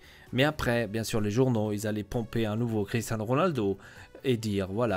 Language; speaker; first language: French; native; French